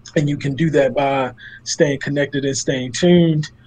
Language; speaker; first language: English; native; English